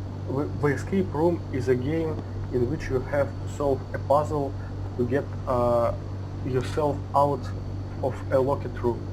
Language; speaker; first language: English; non-native, learner; Russian